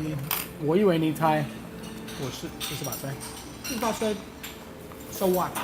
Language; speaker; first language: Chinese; non-native, learner; English